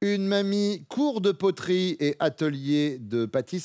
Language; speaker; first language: French; native; French